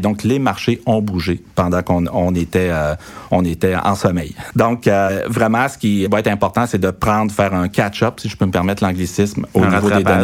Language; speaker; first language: French; native; French